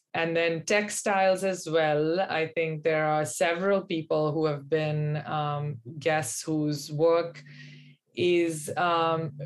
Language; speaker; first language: English; non-native, local second language; Hindi